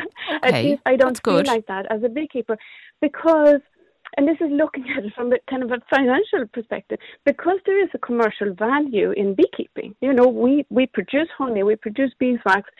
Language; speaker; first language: English; non-native, fluent; Swedish